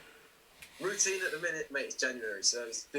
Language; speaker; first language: English; native; English